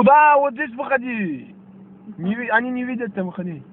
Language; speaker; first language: Russian; non-native, local second language; Uzbek